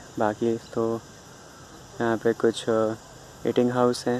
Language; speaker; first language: Hindi; native; Hindi